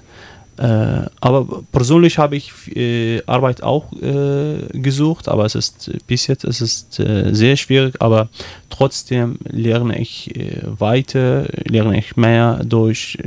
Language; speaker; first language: German; non-native, learner; Arabic